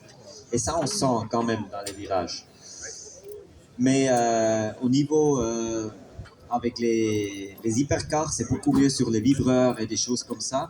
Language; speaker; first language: French; non-native, fluent; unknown